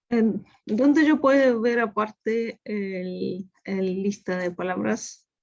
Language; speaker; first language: Spanish; non-native, learner; Russian